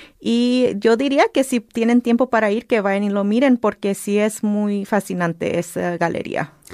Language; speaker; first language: Spanish; early bilingual, heritage; Spanish